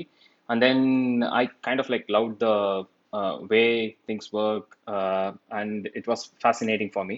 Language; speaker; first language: English; non-native, local second language; Tamil